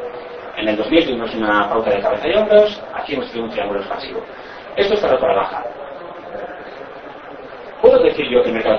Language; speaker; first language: Spanish; native; Spanish